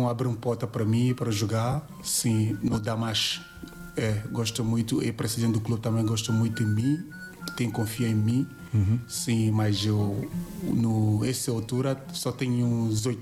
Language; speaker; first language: Portuguese; non-native, learner; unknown